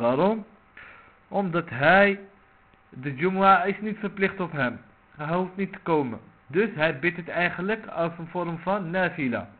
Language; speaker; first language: Dutch; non-native, local second language; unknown